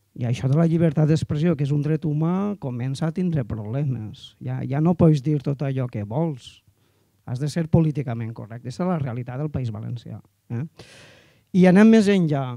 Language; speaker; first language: Catalan; native; Catalan